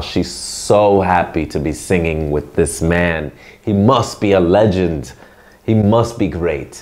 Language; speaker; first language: English; early bilingual, other home language; Spanish